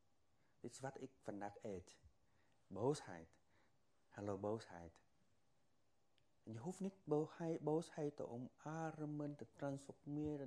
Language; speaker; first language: Dutch; non-native, fluent; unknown